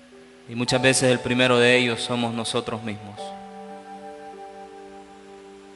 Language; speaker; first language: Spanish; native; Spanish